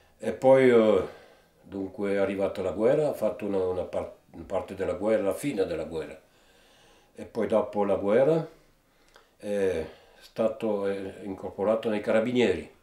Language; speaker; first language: Italian; early bilingual, heritage; Italian